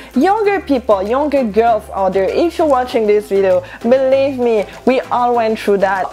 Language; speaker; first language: English; non-native, local second language; French